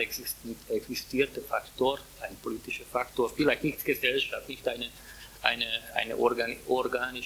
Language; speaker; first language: German; non-native, fluent; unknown